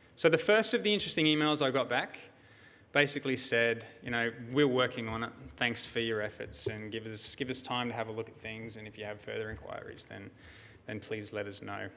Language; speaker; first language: English; native; English